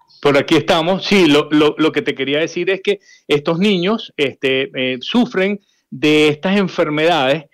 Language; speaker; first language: Spanish; native; Spanish